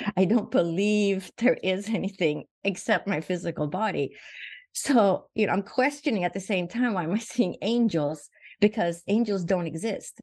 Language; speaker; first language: English; non-native, fluent; Swedish